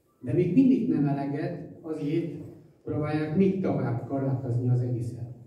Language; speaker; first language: Hungarian; non-native, fluent; Polish